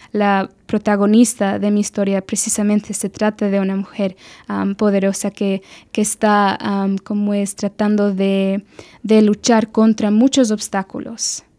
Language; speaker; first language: Spanish; early bilingual, heritage; Spanish